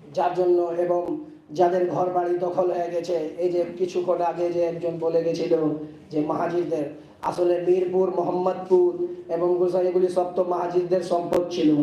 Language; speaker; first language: Bangla; non-native, local second language; Urdu